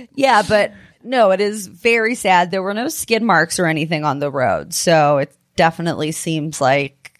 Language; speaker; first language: English; native; English